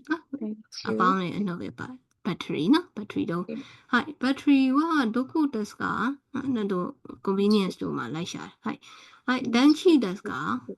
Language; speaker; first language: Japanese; non-native, fluent; Burmese